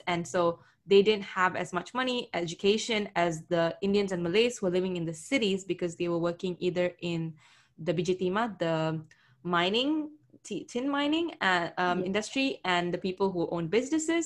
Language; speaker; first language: English; non-native, local second language; Tamil